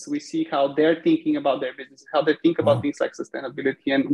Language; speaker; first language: English; non-native, fluent; Bulgarian